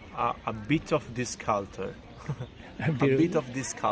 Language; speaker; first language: English; non-native, learner; Italian